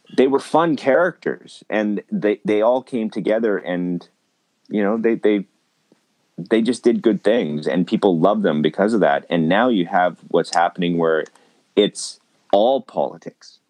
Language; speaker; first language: English; native; English